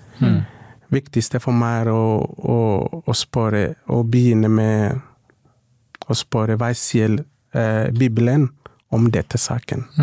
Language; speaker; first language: Norwegian; non-native, local second language; Swahili